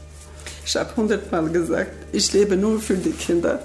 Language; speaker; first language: German; non-native, learner; Albanian